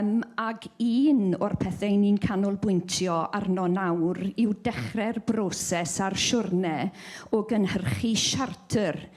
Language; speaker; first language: Welsh; native; Welsh